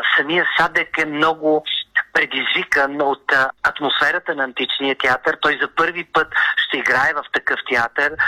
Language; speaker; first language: Bulgarian; native; Bulgarian